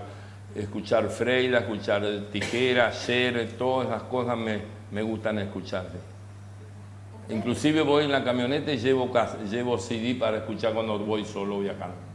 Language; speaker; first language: Spanish; native; Spanish